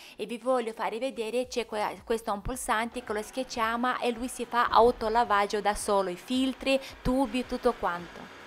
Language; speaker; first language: Italian; non-native, fluent; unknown